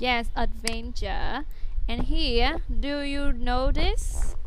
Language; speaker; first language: English; non-native, fluent; Vietnamese